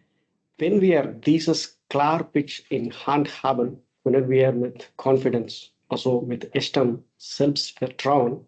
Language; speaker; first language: German; non-native, fluent; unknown